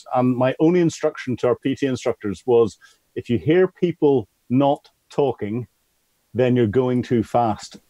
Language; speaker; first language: English; native; English